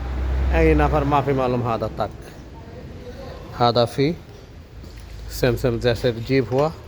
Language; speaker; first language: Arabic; non-native, learner; Bangla